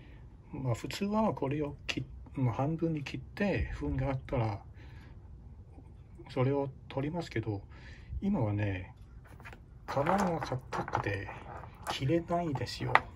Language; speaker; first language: Japanese; non-native, fluent; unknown